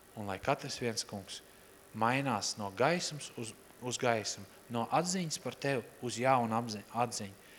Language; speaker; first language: Latvian; non-native, local second language; Russian